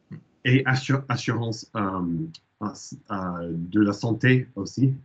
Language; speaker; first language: French; non-native, learner; English